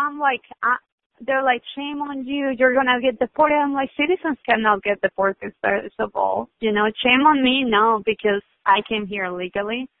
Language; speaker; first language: English; non-native, fluent; Spanish